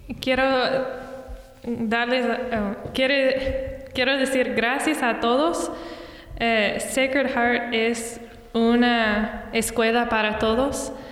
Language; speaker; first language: Spanish; non-native, fluent; English